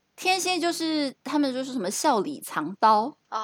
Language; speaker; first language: Chinese; non-native, local second language; Min Nan Chinese